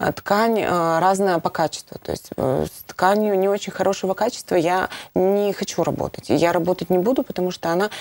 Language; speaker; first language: Russian; native; Russian